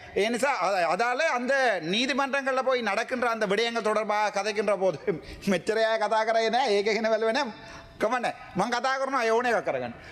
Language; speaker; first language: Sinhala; non-native, local second language; Tamil